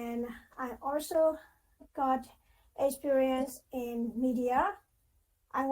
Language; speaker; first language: English; non-native, fluent; Burmese